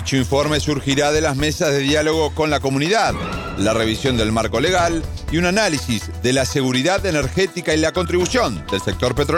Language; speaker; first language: Spanish; native; Spanish